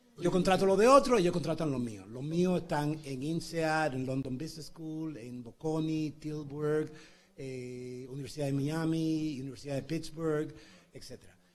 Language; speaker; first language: Spanish; native; Spanish